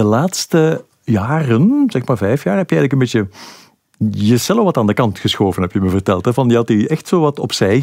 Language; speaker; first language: Dutch; native; Dutch